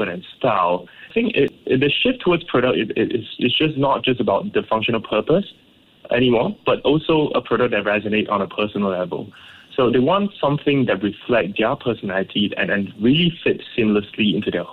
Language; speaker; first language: English; non-native, local second language; Cantonese